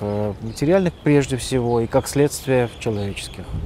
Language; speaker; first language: Russian; native; Russian